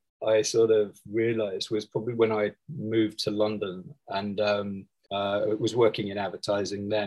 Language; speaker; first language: English; native; English